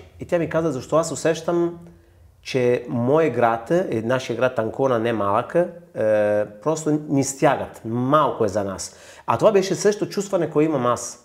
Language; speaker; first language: Bulgarian; non-native, fluent; Italian